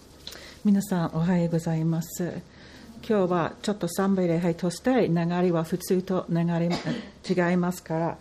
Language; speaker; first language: Japanese; non-native, fluent; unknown